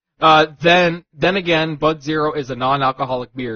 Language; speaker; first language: English; native; English